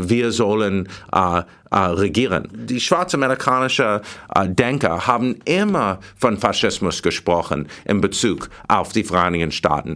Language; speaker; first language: German; non-native, fluent; English